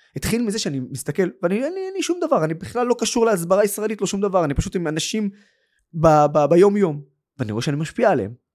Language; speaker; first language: Hebrew; non-native, local second language; Arabic